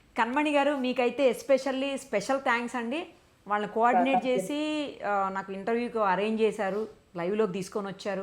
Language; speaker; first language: Telugu; native; Telugu